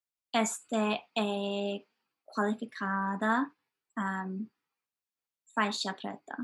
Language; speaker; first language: Portuguese; non-native, learner; English